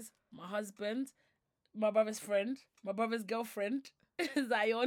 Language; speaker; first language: English; non-native, local second language; Yoruba